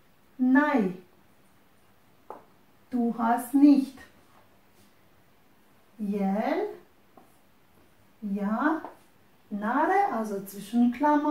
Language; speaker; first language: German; non-native, fluent; Romanian